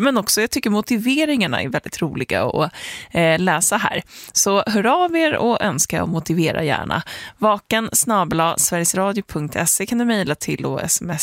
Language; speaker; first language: Swedish; native; Swedish